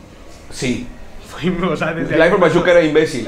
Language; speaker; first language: Spanish; native; Spanish